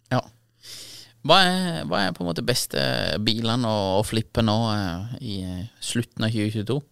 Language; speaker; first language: Norwegian; native; Norwegian